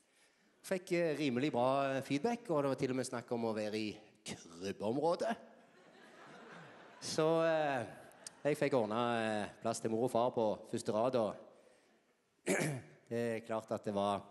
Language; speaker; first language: Norwegian; native; Norwegian